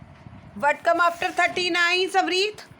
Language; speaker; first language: English; non-native, local second language; Hindi